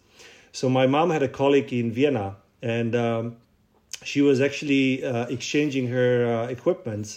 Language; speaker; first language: English; non-native, fluent; Russian